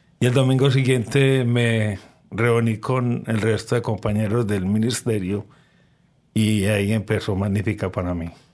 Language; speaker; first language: Spanish; native; Spanish